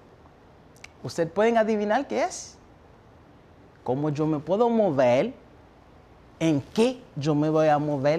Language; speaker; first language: Spanish; non-native, fluent; French